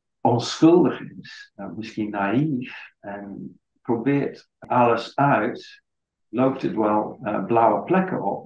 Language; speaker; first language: Dutch; non-native, fluent; English